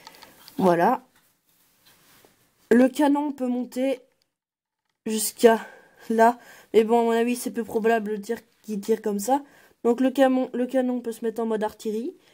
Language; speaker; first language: French; native; French